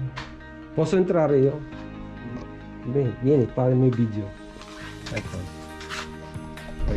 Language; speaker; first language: Italian; non-native, learner; Filipino